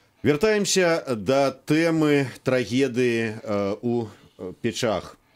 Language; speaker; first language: Belarusian; native; Belarusian